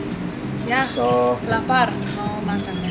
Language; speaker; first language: Indonesian; non-native, learner; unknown